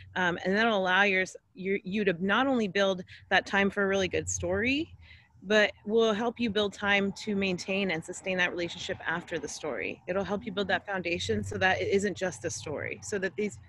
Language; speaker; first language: English; native; English